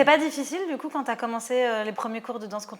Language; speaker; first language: French; native; French